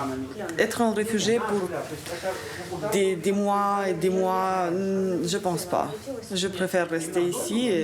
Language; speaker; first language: French; non-native, fluent; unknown